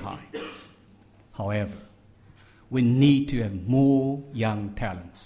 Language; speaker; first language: English; non-native, fluent; Chinese